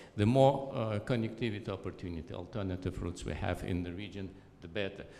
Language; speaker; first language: English; non-native, fluent; Azerbaijani